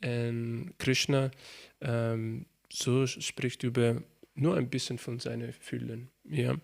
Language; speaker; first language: German; non-native, learner; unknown